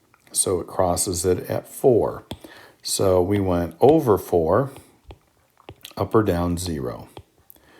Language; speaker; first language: English; native; English